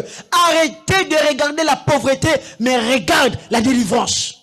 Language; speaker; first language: French; non-native, local second language; Lingala